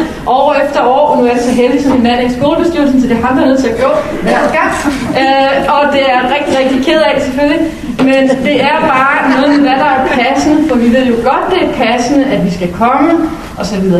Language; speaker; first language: Danish; native; Danish